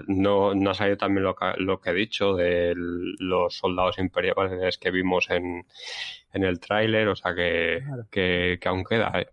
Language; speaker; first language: Spanish; native; Spanish